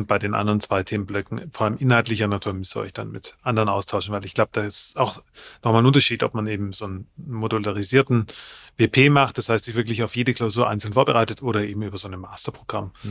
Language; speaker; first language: German; native; German